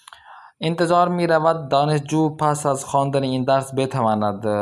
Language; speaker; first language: Persian; non-native, fluent; Urdu